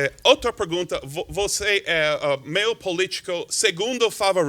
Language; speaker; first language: Portuguese; non-native, fluent; English